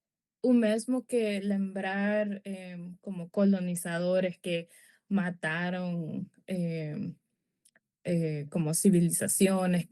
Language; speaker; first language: Portuguese; non-native, learner; Spanish